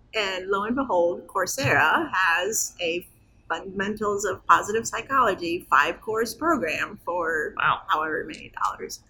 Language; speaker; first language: English; non-native, fluent; Turkish